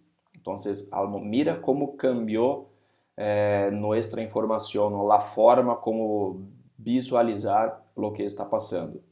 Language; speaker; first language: Spanish; non-native, fluent; Portuguese